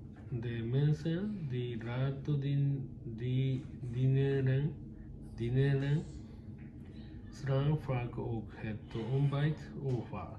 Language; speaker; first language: Dutch; non-native, learner; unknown